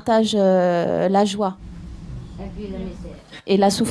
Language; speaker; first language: French; native; French